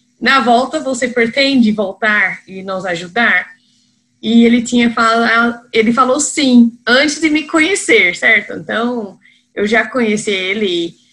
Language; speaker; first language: Portuguese; non-native, fluent; English